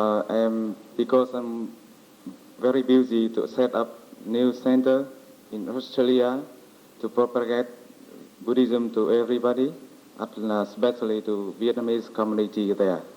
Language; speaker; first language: English; non-native, learner; Vietnamese